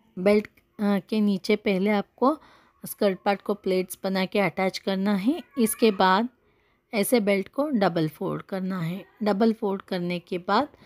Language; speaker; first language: Hindi; non-native, local second language; Kannada